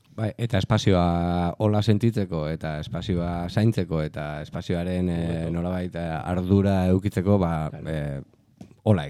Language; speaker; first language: Basque; native; Basque